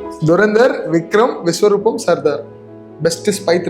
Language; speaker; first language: Tamil; native; Tamil